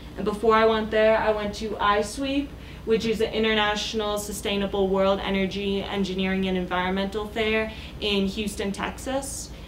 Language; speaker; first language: English; native; English